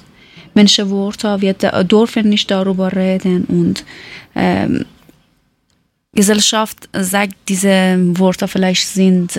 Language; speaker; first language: German; non-native, learner; Persian